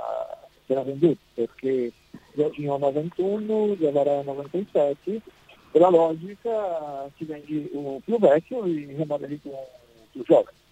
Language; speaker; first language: Italian; non-native, learner; Portuguese